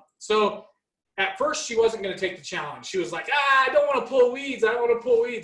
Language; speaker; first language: English; native; English